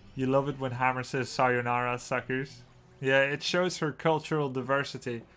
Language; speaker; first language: English; non-native, fluent; Dutch